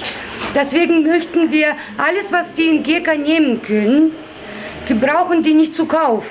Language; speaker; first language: German; non-native, fluent; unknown